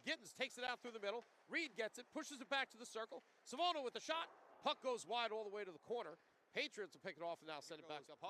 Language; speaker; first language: English; native; English